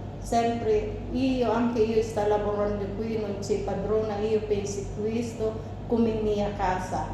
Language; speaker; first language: Italian; non-native, learner; Filipino